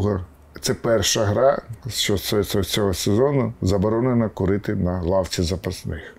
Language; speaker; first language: Ukrainian; non-native, local second language; Russian